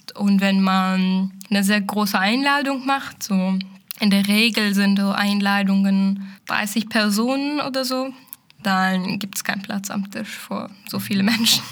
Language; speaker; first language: German; non-native, fluent; Arabic